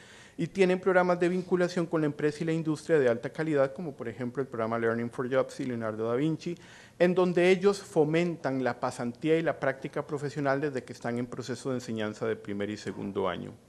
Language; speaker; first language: Spanish; native; Spanish